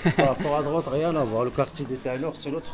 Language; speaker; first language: French; non-native, local second language; Arabic